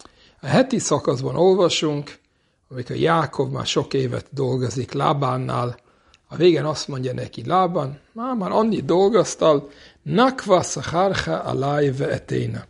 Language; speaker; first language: Hungarian; non-native, fluent; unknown